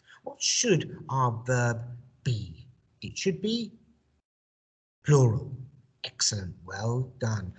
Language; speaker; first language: English; native; English